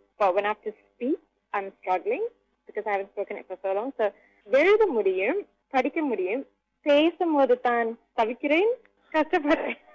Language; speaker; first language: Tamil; non-native, local second language; English